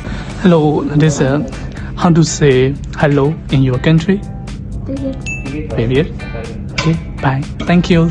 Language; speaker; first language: English; non-native, learner; Burmese